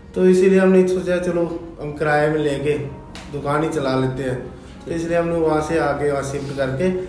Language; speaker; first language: Hindi; non-native, local second language; Tamil